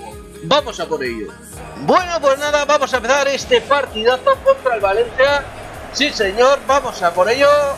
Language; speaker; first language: Spanish; native; Spanish